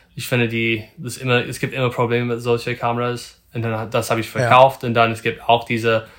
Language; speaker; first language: German; non-native, learner; English